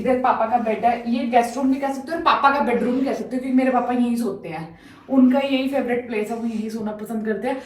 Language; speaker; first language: Hindi; native; Hindi